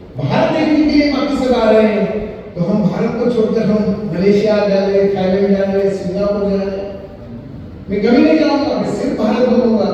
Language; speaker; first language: Hindi; non-native, local second language; Marathi